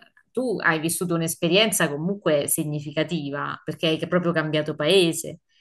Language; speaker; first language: Italian; native; Italian